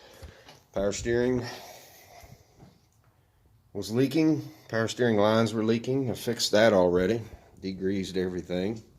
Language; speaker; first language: English; native; English